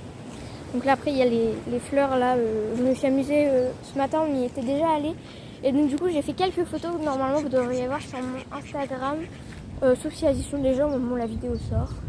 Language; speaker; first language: French; native; French